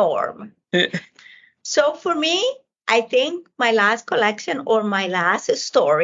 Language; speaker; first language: English; non-native, fluent; Persian